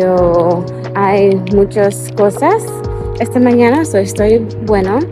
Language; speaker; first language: Spanish; non-native, learner; English